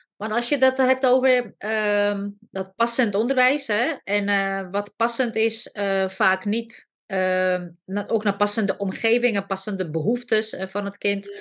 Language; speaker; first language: Dutch; non-native, fluent; Slovak